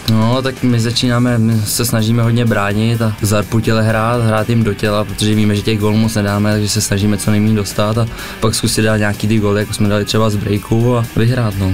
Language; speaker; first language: Czech; native; Czech